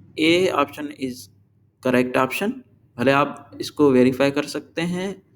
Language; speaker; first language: Urdu; non-native, local second language; Sindhi